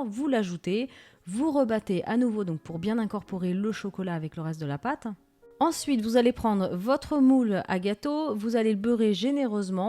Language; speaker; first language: French; native; French